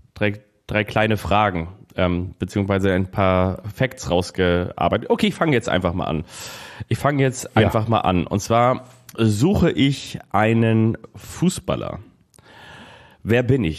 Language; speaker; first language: German; native; German